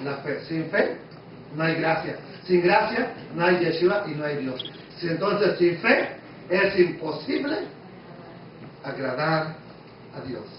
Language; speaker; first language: Spanish; native; Spanish